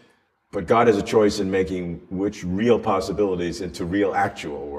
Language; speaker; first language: English; native; English